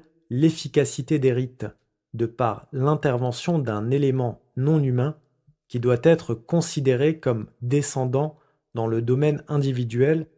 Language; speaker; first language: French; native; French